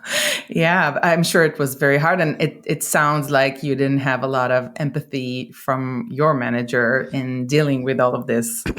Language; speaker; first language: English; non-native, fluent; Hebrew